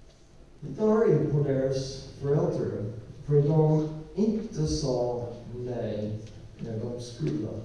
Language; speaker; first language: Swedish; non-native, learner; English